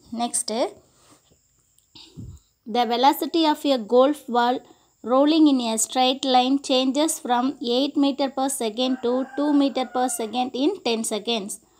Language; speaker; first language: English; non-native, local second language; Tamil